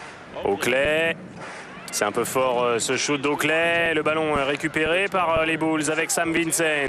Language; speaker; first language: French; native; French